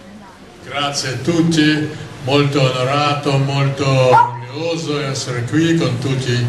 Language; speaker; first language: Italian; non-native, learner; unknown